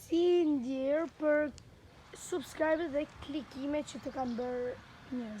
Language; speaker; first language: Albanian; early bilingual, heritage; Albanian